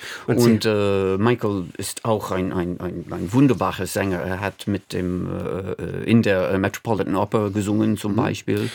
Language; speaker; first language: German; non-native, fluent; English